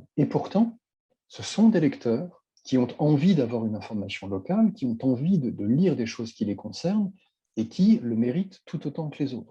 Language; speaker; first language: French; native; French